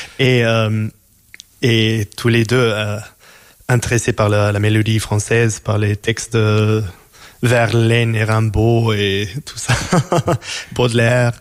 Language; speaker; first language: French; non-native, fluent; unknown